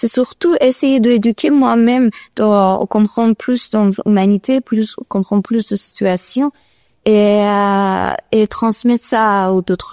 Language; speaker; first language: French; non-native, learner; Persian